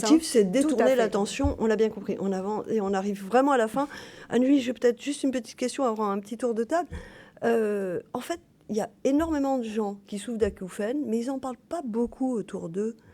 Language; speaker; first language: French; native; French